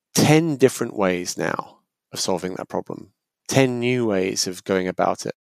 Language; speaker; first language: English; native; English